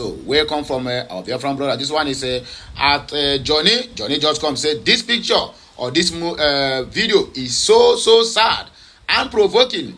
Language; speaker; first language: English; non-native, local second language; Igbo